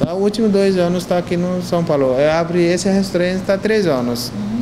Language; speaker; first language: Portuguese; non-native, learner; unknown